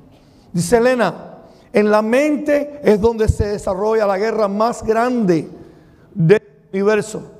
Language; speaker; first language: Spanish; native; Spanish